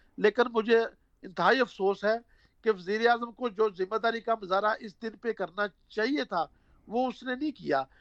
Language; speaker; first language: Urdu; non-native, local second language; Punjabi